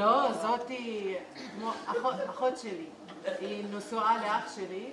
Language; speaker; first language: Hebrew; non-native, local second language; Arabic